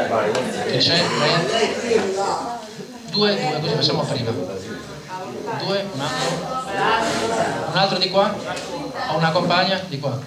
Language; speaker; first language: Italian; native; Italian